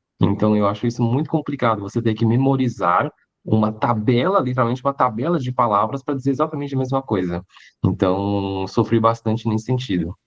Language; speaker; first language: Portuguese; early bilingual, other home language; Hakka Chinese